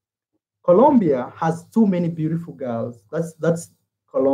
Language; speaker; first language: English; non-native, fluent; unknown